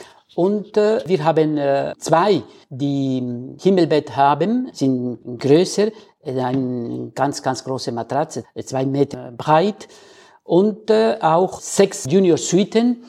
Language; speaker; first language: German; non-native, fluent; Spanish